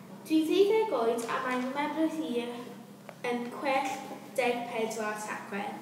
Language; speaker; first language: Welsh; non-native, learner; English